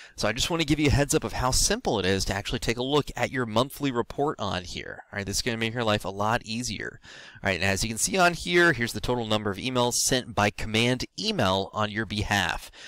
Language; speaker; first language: English; native; English